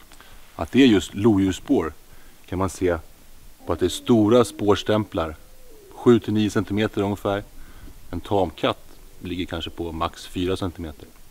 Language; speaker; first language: Swedish; native; Swedish